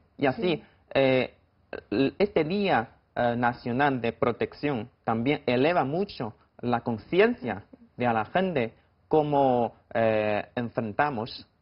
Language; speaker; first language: Spanish; non-native, fluent; Chinese